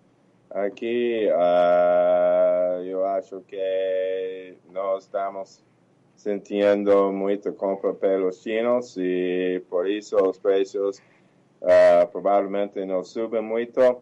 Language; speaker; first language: Portuguese; non-native, fluent; English